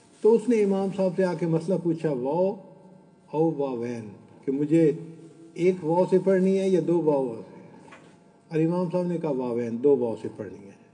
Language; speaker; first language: Urdu; non-native, local second language; Punjabi